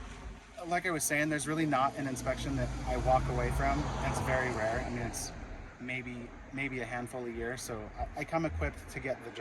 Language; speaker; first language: English; native; English